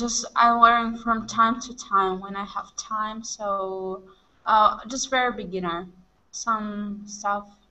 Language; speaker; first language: English; non-native, fluent; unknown